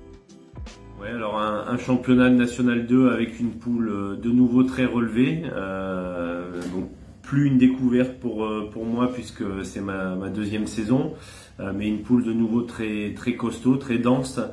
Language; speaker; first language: French; native; French